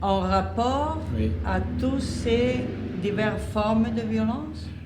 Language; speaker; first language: French; non-native, fluent; Spanish